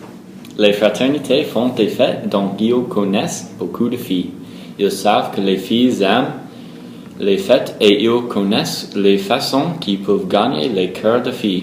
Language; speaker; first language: French; non-native, learner; English